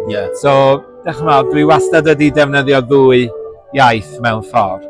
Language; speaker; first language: Welsh; native; Welsh